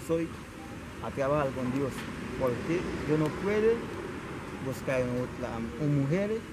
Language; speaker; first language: Spanish; non-native, learner; Haitian Creole